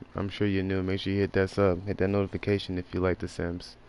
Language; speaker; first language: English; native; English